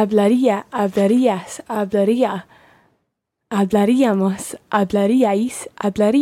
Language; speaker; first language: Spanish; non-native, learner; English